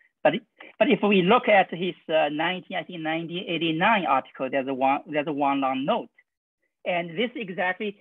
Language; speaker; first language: English; non-native, fluent; Chinese